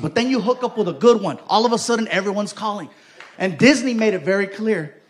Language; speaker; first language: English; native; English